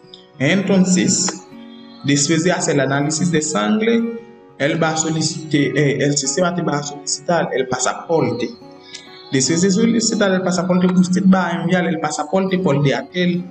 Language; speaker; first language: Spanish; non-native, learner; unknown